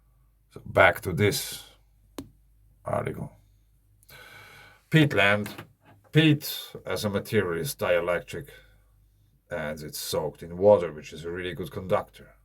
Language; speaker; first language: English; non-native, fluent; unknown